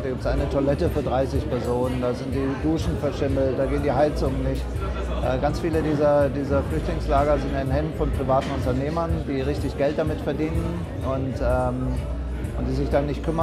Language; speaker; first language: German; native; German